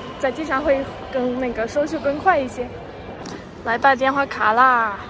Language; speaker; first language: Chinese; non-native, fluent; Russian